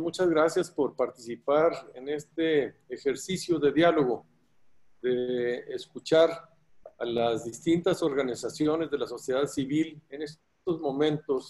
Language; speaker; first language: Spanish; native; Spanish